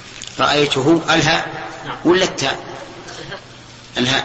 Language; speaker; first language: Arabic; native; Arabic